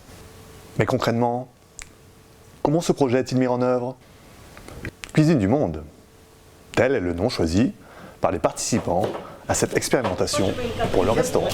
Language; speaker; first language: French; native; French